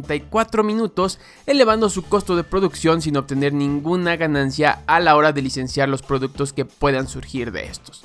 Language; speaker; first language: Spanish; native; Spanish